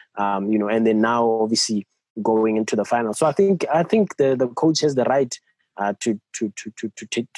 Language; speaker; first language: English; non-native, local second language; Southern Sotho